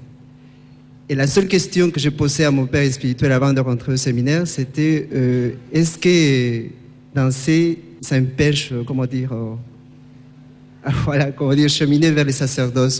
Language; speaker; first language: French; non-native, fluent; Spanish